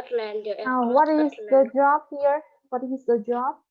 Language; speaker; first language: English; non-native, fluent; Vietnamese